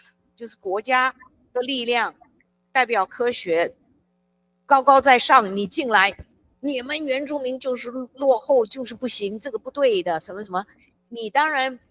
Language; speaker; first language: Chinese; early bilingual, heritage; English